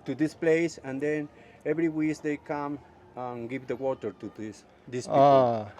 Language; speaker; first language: English; non-native, fluent; Spanish